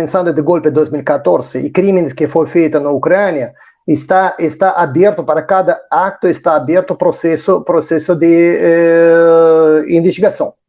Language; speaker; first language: Portuguese; non-native, fluent; Russian